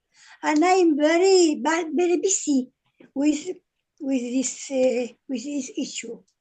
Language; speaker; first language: English; non-native, learner; Spanish